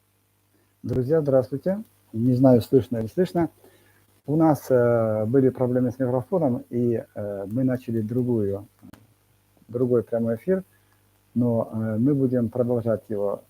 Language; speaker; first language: Russian; non-native, local second language; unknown